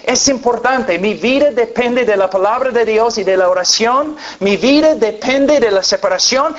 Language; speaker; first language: Spanish; non-native, fluent; English